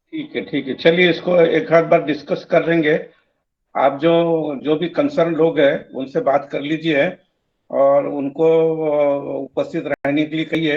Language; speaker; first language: Hindi; native; Hindi